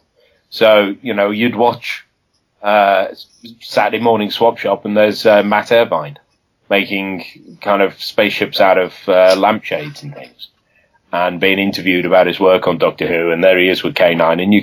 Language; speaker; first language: English; native; English